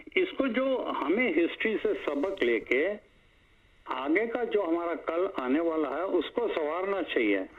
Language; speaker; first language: Hindi; native; Hindi